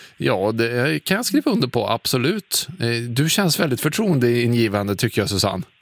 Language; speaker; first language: Swedish; native; Swedish